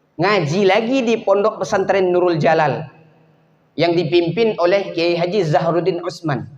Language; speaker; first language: Malay; native; Malay